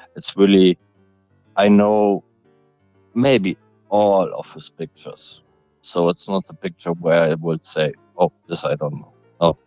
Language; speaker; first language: English; non-native, fluent; German